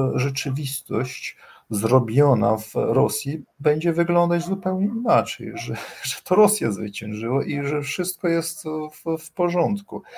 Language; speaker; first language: Polish; non-native, fluent; Ukrainian